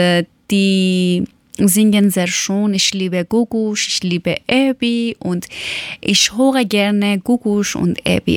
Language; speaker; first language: German; non-native, learner; Persian